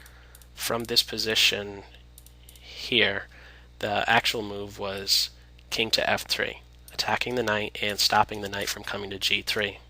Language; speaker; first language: English; native; English